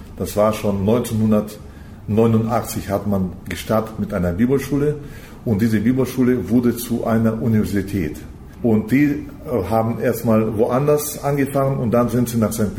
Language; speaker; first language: German; early bilingual, heritage; German